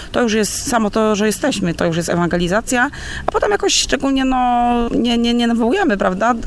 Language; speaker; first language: Polish; native; Polish